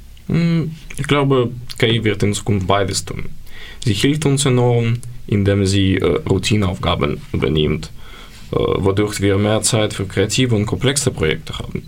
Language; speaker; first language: German; non-native, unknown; Ukrainian